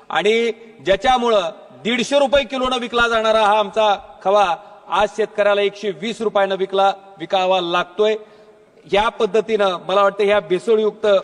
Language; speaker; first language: Marathi; native; Marathi